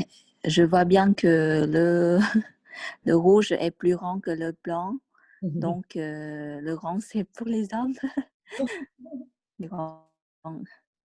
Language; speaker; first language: French; non-native, learner; Vietnamese